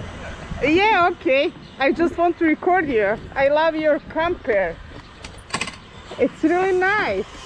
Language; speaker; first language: English; non-native, fluent; Serbian